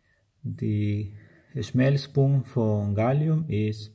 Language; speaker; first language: German; non-native, learner; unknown